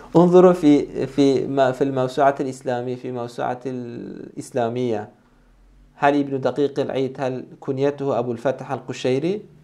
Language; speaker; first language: Arabic; non-native, fluent; Turkish